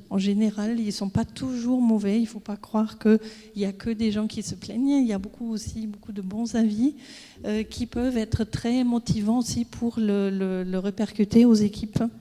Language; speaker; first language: French; non-native, fluent; German